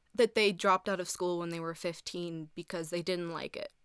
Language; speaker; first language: English; early bilingual, heritage; English